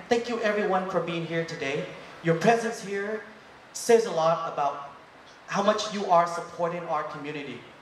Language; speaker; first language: English; early bilingual, other home language; Vietnamese